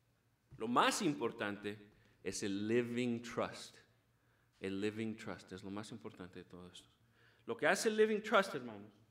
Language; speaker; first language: Spanish; early bilingual, heritage; Spanish